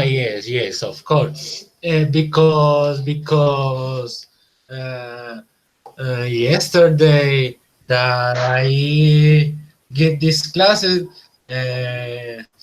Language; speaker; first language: English; non-native, learner; Spanish